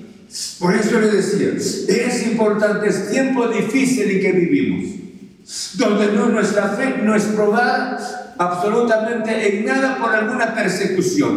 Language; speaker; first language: Spanish; native; Spanish